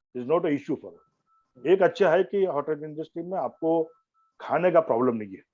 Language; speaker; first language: Hindi; non-native, local second language; Marathi